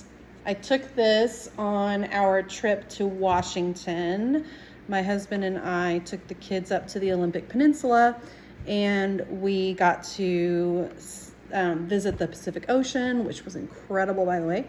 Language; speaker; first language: English; native; English